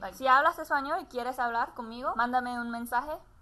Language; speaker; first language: Spanish; non-native, learner; English